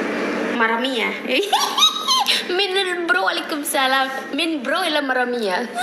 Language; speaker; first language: Arabic; non-native, learner; Indonesian